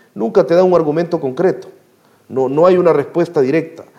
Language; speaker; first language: Spanish; native; Spanish